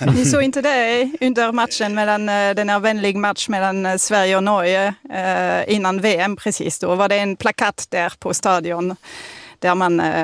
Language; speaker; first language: Swedish; non-native, fluent; French